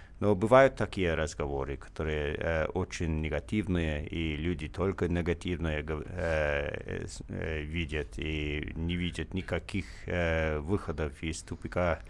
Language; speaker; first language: Russian; non-native, fluent; English